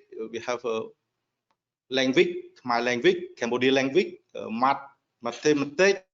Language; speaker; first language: English; non-native, learner; Khmer